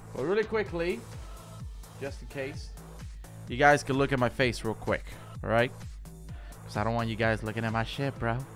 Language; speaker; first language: English; native; English